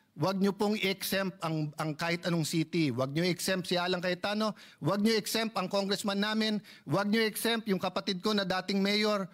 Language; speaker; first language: Filipino; native; Filipino